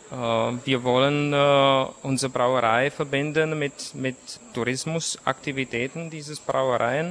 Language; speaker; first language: German; non-native, fluent; Czech